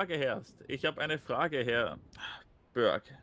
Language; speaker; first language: German; native; German